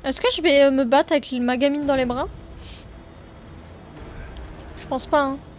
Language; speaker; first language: French; native; French